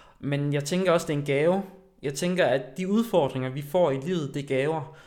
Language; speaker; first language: Danish; early bilingual, other home language; Haitian Creole